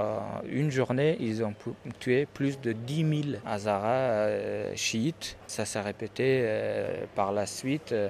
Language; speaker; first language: French; non-native, fluent; Persian